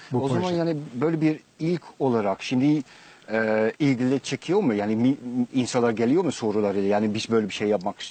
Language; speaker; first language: Turkish; non-native, learner; Dutch